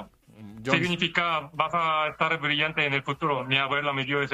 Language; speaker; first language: Spanish; non-native, learner; Korean